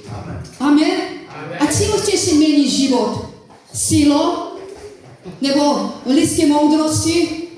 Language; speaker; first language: Czech; non-native, fluent; Korean